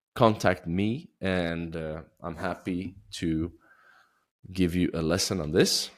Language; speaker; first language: English; non-native, fluent; Swedish